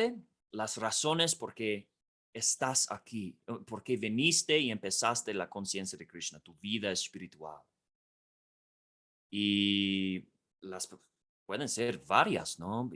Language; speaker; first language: Spanish; non-native, fluent; English